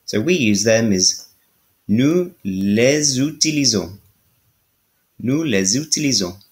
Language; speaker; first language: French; non-native, learner; English